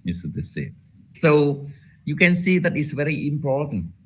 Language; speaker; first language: English; non-native, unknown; Vietnamese